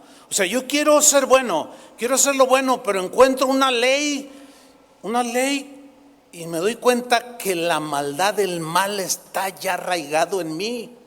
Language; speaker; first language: Spanish; native; Spanish